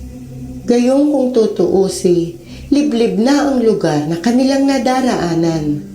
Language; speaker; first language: Filipino; native; Filipino